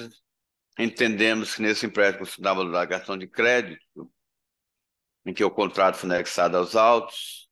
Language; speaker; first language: Portuguese; native; Portuguese